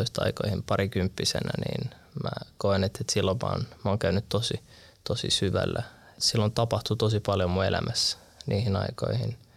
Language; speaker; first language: Finnish; early bilingual, other home language; Arabic